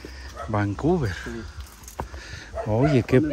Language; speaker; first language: Spanish; native; Spanish